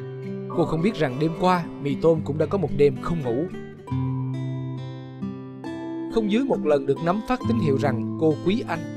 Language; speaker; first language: Vietnamese; native; Vietnamese